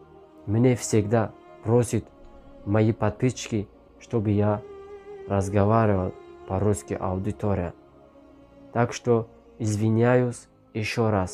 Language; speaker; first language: Russian; non-native, learner; Tajik